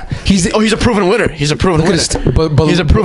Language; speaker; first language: English; native; English